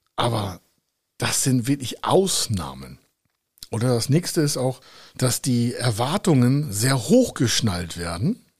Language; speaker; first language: German; native; German